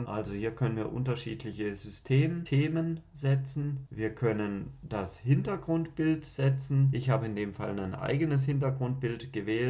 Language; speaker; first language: German; native; German